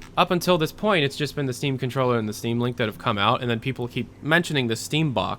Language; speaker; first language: English; native; English